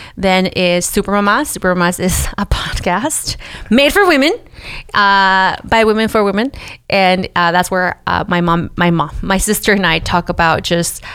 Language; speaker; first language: English; early bilingual, other home language; Spanish